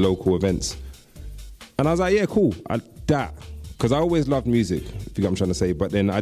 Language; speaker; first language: English; native; English